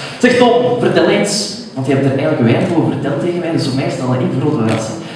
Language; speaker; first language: Dutch; native; Dutch